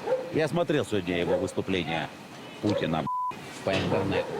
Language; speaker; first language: Russian; native; Russian